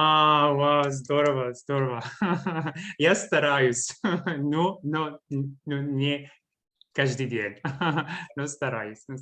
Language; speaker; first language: Russian; non-native, fluent; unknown